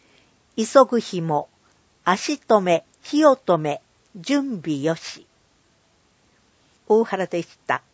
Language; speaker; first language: Japanese; native; Japanese